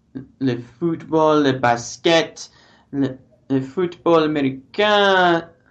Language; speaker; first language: French; non-native, learner; English